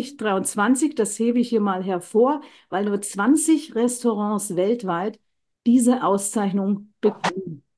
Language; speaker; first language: German; native; German